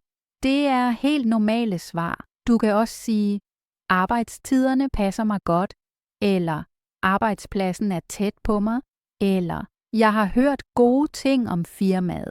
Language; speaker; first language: Danish; native; Danish